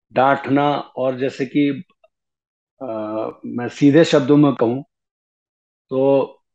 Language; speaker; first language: Hindi; native; Hindi